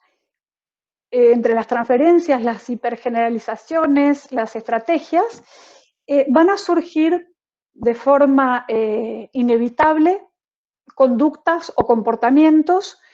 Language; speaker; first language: Spanish; native; Spanish